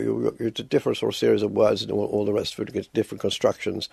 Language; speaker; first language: English; native; English